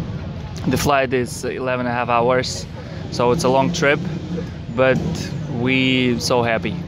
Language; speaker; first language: English; non-native, learner; Russian